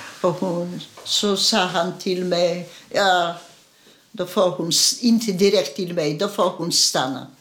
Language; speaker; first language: Swedish; non-native, fluent; Polish